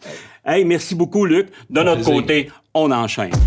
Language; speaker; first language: French; native; French